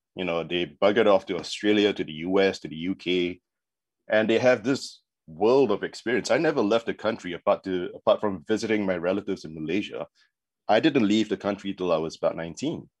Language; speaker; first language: English; native; English